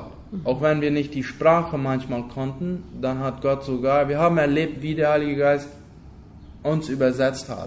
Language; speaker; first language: German; non-native, local second language; Low German